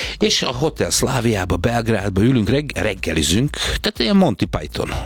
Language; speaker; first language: Hungarian; native; Hungarian